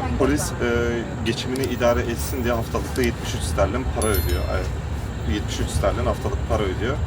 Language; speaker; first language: Turkish; native; Turkish